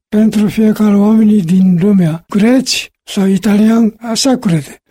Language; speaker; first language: Romanian; non-native, learner; Japanese